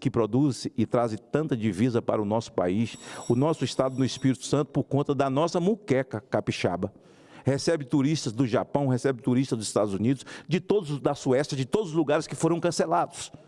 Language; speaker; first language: Portuguese; native; Portuguese